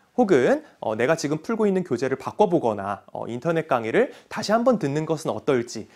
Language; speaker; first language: Korean; native; Korean